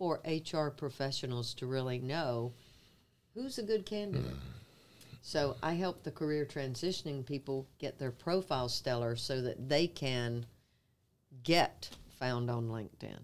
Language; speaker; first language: English; native; English